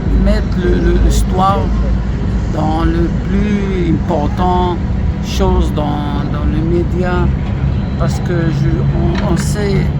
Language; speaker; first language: French; non-native, learner; Hebrew